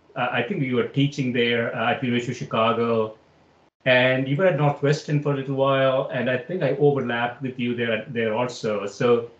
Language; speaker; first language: English; non-native, local second language; Malayalam